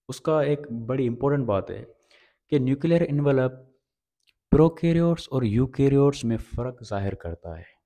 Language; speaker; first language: Urdu; non-native, local second language; Sindhi